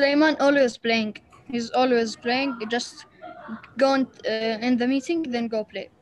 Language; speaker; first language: English; non-native, learner; Arabic